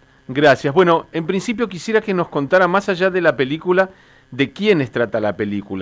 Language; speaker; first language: Spanish; native; Spanish